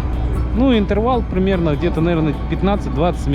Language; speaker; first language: Russian; native; Russian